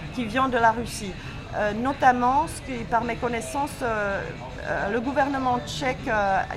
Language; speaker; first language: French; non-native, fluent; Czech